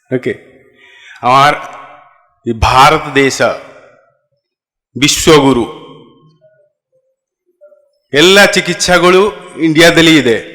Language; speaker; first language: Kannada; non-native, local second language; Odia